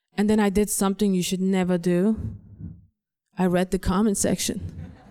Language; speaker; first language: English; non-native, fluent; Danish